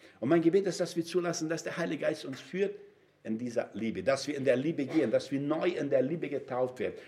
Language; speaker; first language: German; non-native, fluent; Portuguese